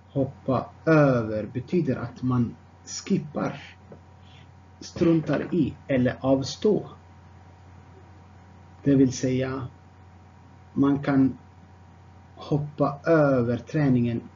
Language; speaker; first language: Swedish; non-native, fluent; Tigrinya